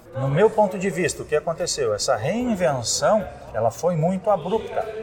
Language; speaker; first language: Portuguese; native; Portuguese